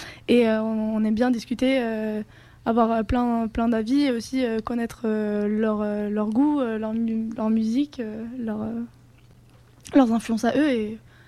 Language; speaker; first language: French; non-native, fluent; Spanish